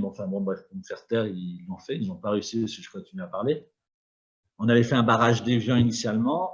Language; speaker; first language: French; native; French